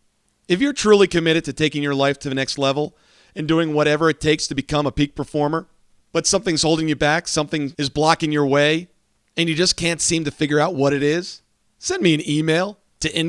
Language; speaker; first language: English; native; English